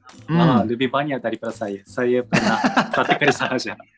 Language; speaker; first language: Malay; non-native, learner; Japanese